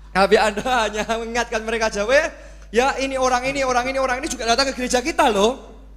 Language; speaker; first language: Indonesian; native; Indonesian